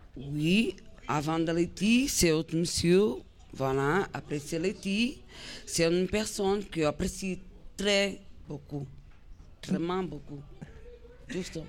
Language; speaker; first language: French; non-native, learner; Portuguese